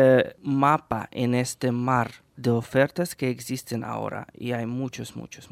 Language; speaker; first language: Spanish; non-native, fluent; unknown